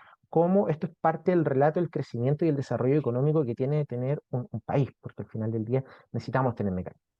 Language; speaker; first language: Spanish; native; Spanish